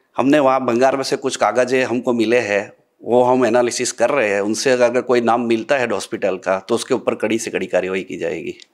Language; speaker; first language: Hindi; non-native, local second language; Gujarati